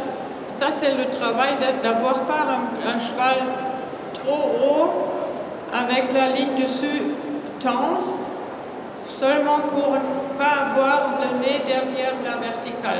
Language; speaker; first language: French; non-native, fluent; German